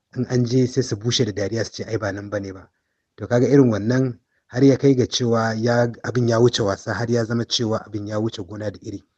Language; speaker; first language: Hausa; native; Hausa